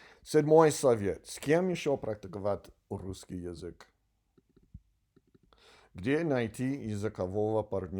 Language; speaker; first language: Russian; non-native, learner; English